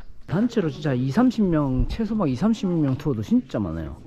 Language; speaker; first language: Korean; native; Korean